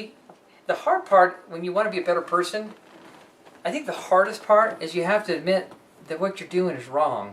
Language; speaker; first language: English; native; English